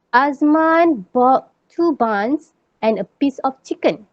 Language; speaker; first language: English; non-native, local second language; Malay